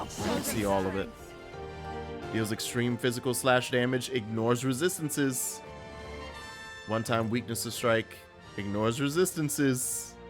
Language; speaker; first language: English; native; English